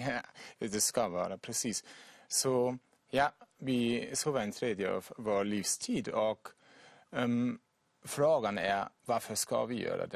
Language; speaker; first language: Swedish; non-native, fluent; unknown